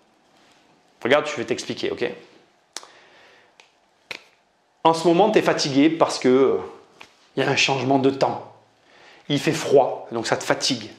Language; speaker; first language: French; native; French